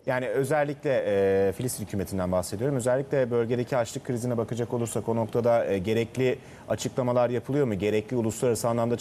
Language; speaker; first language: Turkish; native; Turkish